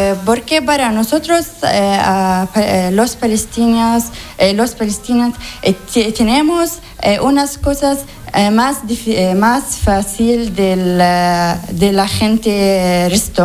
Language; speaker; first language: Spanish; non-native, learner; Arabic